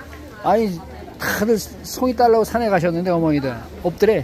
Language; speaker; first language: Korean; native; Korean